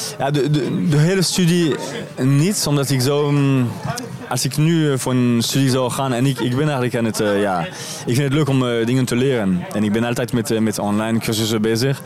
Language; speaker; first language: Dutch; non-native, fluent; French